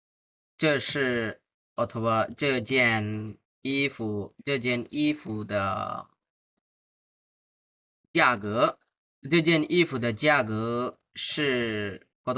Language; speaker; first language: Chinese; non-native, fluent; Bangla